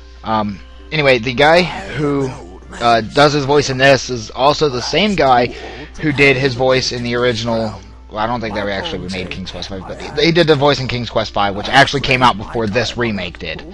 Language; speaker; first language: English; native; English